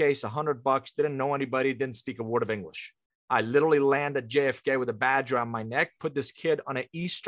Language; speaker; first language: English; early bilingual, other home language; Persian